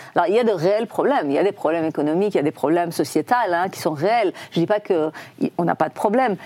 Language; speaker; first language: French; non-native, fluent; Persian